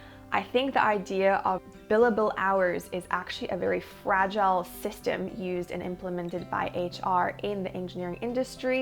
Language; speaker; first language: English; early bilingual, other home language; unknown